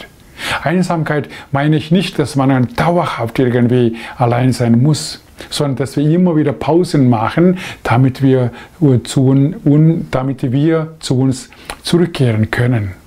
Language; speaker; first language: German; non-native, fluent; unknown